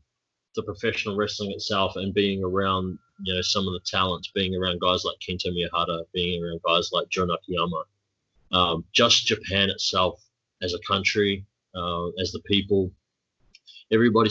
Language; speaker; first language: English; native; English